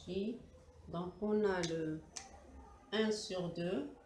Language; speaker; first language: French; non-native, local second language; Arabic